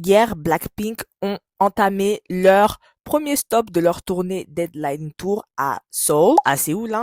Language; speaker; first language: French; native; French